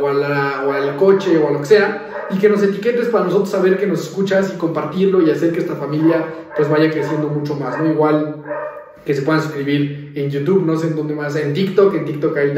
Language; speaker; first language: Spanish; native; Spanish